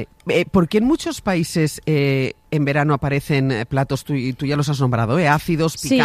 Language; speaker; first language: Spanish; native; Spanish